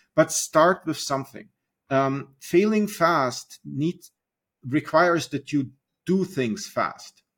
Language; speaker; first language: English; non-native, fluent; German